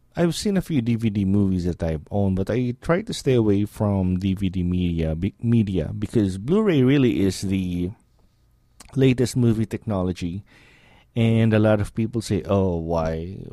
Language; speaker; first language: English; non-native, local second language; Filipino